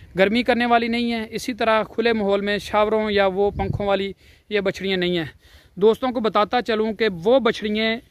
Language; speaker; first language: Urdu; non-native, local second language; Punjabi